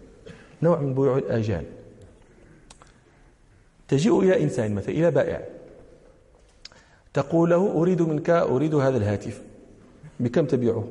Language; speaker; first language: Arabic; native; Arabic